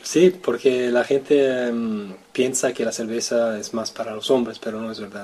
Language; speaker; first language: Spanish; non-native, fluent; French